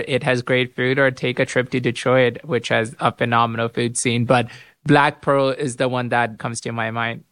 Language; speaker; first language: English; non-native, local second language; Urdu